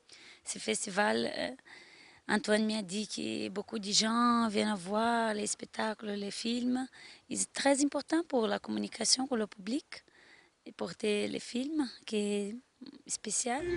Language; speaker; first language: French; non-native, learner; Portuguese